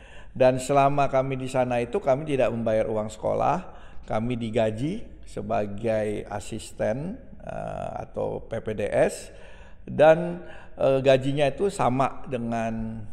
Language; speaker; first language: Indonesian; native; Indonesian